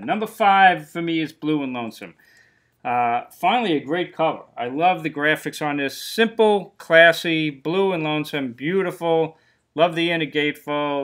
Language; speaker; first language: English; native; English